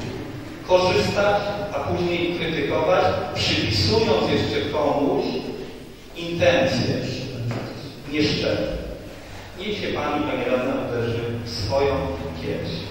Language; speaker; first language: Polish; native; Polish